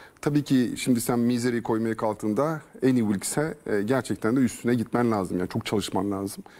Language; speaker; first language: Turkish; early bilingual, heritage; Turkish